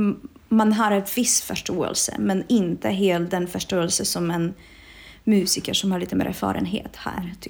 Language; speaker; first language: Swedish; non-native, fluent; Czech